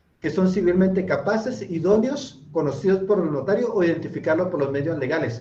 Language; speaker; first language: Spanish; native; Spanish